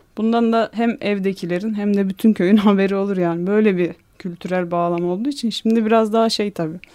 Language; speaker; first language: Turkish; non-native, local second language; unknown